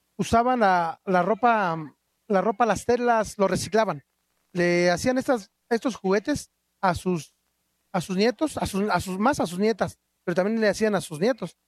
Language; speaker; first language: Spanish; non-native, local second language; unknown